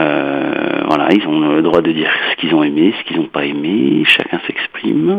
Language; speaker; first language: French; native; French